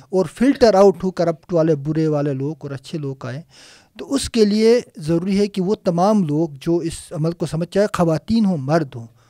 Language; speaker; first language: Urdu; non-native, local second language; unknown